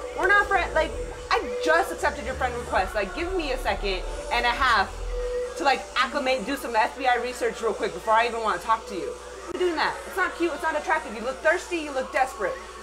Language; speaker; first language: English; early bilingual, other home language; Spanish